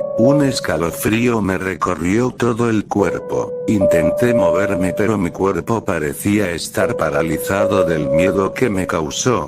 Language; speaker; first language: Spanish; native; Spanish